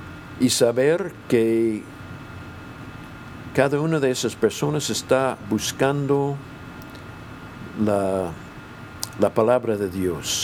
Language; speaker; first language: Spanish; non-native, fluent; English